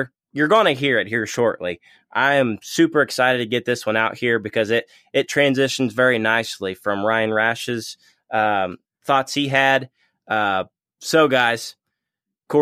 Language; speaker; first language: English; native; English